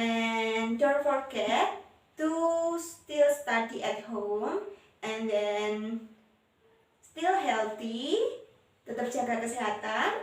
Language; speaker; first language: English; non-native, learner; Indonesian